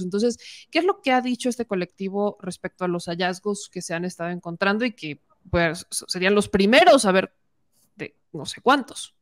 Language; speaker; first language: Spanish; native; Spanish